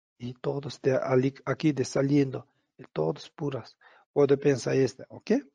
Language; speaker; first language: Spanish; non-native, learner; Tibetan